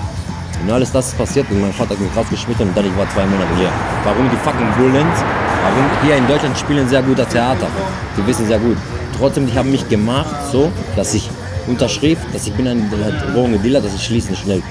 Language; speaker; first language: German; non-native, learner; Greek